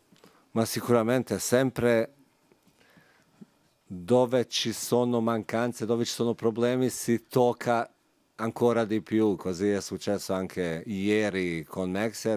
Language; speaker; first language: Italian; non-native, fluent; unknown